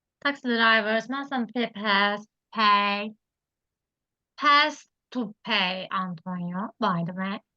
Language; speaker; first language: English; non-native, learner; Turkish